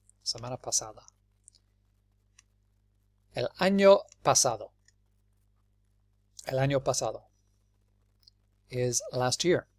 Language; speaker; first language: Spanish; non-native, fluent; English